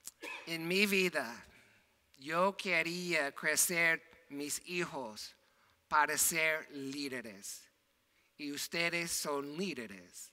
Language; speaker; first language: Spanish; non-native, fluent; English